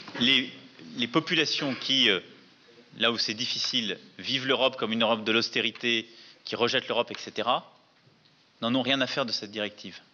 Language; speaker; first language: French; native; French